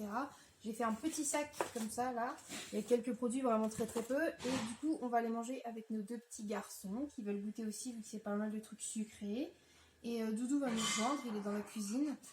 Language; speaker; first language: French; native; French